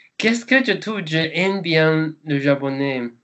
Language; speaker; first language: French; non-native, learner; Chinese